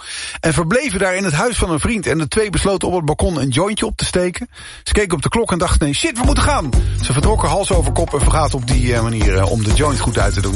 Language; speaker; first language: Dutch; native; Dutch